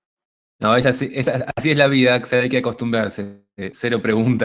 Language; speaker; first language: Spanish; native; Spanish